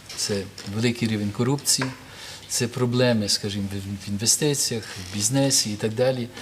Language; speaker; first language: Ukrainian; early bilingual, heritage; Ukrainian